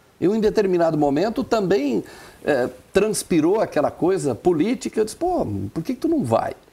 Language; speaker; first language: Portuguese; non-native, local second language; German